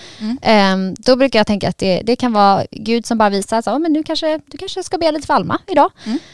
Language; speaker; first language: Swedish; native; Swedish